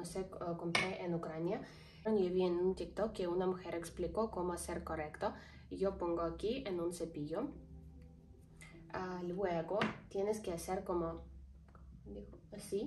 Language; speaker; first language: Spanish; non-native, learner; Ukrainian